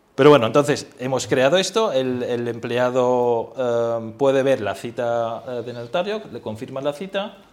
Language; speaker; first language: Spanish; non-native, fluent; German